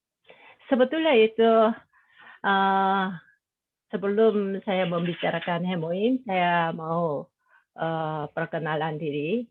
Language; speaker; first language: Indonesian; non-native, fluent; Korean